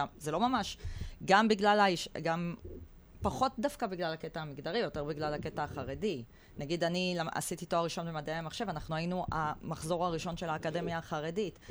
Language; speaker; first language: Hebrew; native; Hebrew